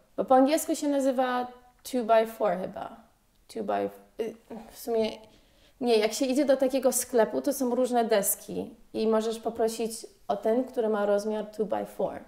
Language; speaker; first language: Polish; early bilingual, heritage; Polish